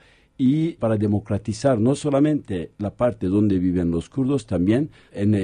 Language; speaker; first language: Spanish; non-native, fluent; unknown